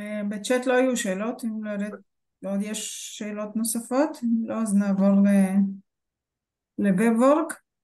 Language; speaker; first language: Hebrew; native; Hebrew